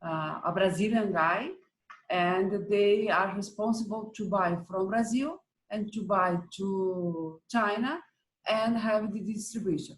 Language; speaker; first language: English; non-native, learner; Portuguese